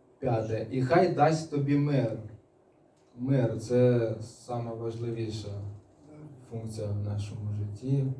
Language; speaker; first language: Ukrainian; native; Ukrainian